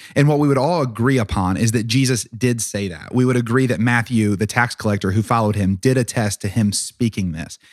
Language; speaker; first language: English; native; English